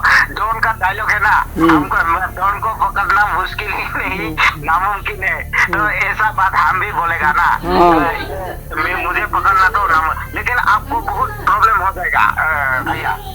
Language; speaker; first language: Hindi; non-native, local second language; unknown